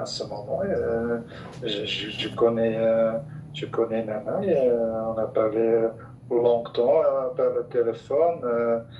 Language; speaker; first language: French; non-native, local second language; Dutch